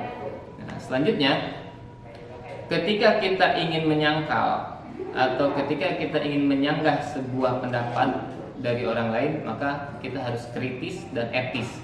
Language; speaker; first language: Indonesian; native; Indonesian